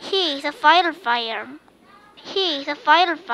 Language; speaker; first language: English; non-native, learner; Korean